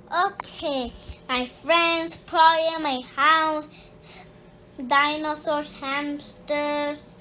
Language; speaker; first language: English; early bilingual, other home language; Spanish